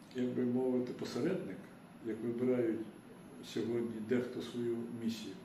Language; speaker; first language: Ukrainian; native; Ukrainian